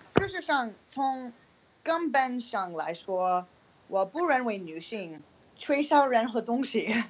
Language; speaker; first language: Chinese; non-native, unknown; English